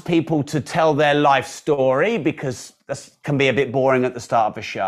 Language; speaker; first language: English; native; English